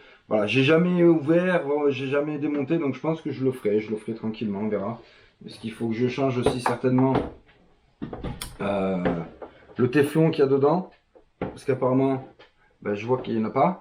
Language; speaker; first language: French; native; French